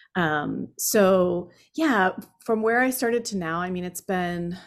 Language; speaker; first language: English; native; English